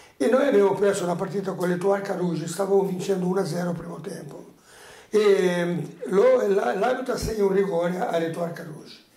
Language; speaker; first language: Italian; non-native, fluent; Portuguese